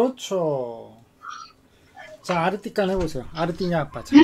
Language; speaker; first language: Korean; native; Korean